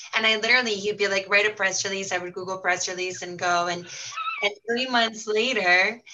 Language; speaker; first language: English; early bilingual, heritage; Portuguese